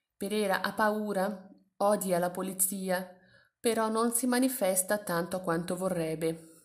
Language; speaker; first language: Italian; non-native, fluent; Portuguese